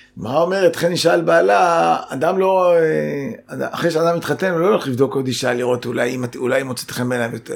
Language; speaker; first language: Hebrew; native; Hebrew